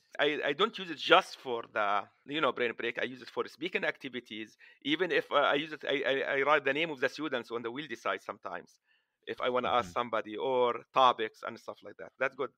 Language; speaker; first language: English; non-native, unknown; Arabic